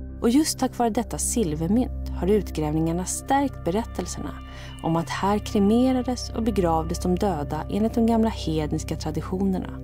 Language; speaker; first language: Swedish; native; Swedish